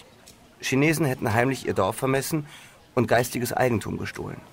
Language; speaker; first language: German; native; German